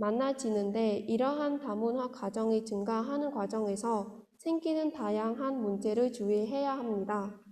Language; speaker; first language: Korean; non-native, fluent; Vietnamese